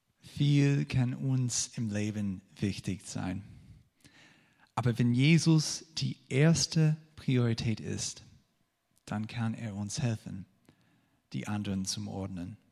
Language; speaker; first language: German; non-native, fluent; English